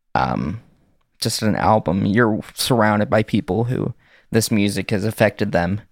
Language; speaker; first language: English; native; English